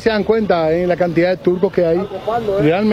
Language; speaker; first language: Spanish; native; Spanish